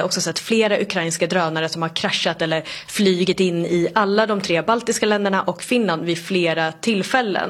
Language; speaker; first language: Swedish; native; Swedish